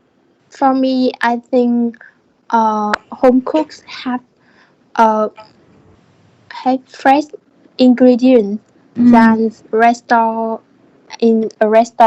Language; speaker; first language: English; non-native, learner; Vietnamese